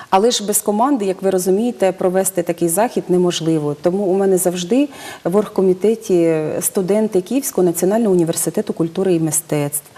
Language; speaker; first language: Ukrainian; native; Ukrainian